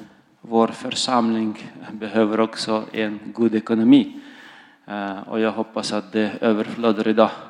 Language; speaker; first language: Swedish; non-native, fluent; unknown